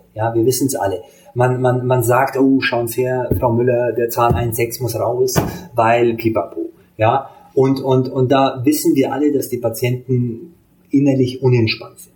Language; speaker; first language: German; early bilingual, other home language; Hungarian